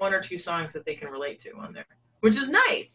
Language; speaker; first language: English; native; English